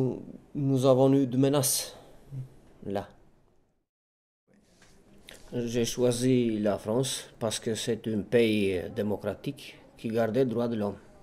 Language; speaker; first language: French; non-native, learner; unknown